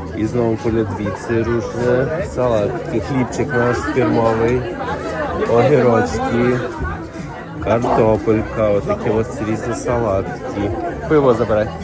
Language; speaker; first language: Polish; non-native, learner; Ukrainian